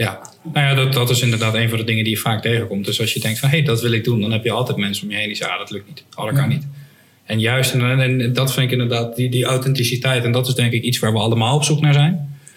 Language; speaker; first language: Dutch; native; Dutch